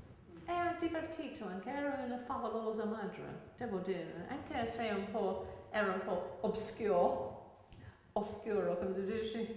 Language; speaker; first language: Italian; non-native, fluent; English